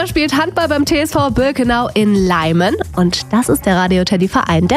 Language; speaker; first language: German; native; German